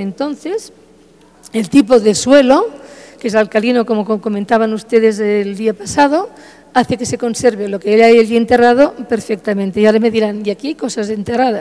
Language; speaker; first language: Spanish; native; Spanish